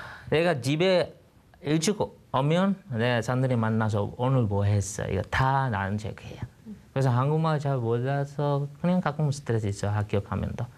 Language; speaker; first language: Korean; non-native, learner; Divehi